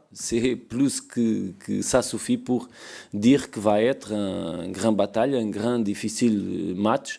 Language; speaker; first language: French; non-native, learner; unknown